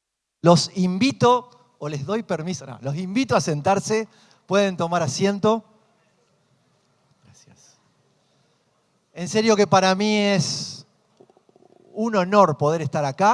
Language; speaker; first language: Spanish; native; Spanish